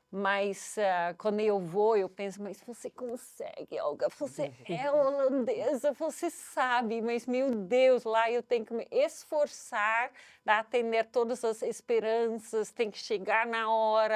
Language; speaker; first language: Portuguese; non-native, fluent; Dutch